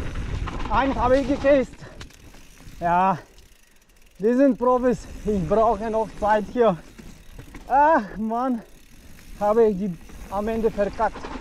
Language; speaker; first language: German; non-native, fluent; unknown